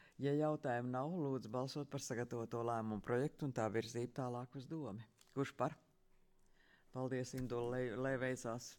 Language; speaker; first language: Latvian; native; Latvian